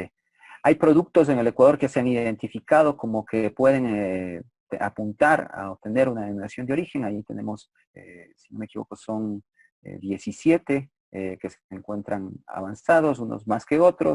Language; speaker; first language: Spanish; native; Spanish